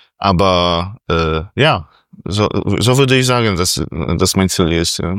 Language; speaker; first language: German; non-native, fluent; Polish